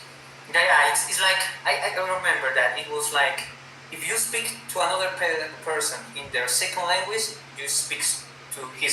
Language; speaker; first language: English; non-native, fluent; Spanish